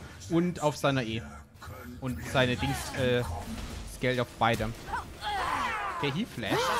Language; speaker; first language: German; native; German